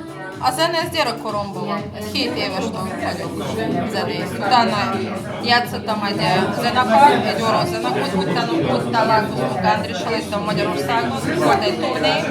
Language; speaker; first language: Hungarian; non-native, learner; Russian